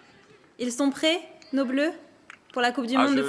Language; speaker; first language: French; native; French